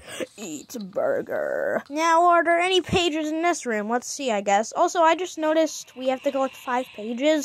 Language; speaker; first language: English; native; English